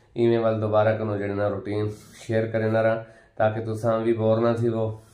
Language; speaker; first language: Punjabi; non-native, local second language; Saraiki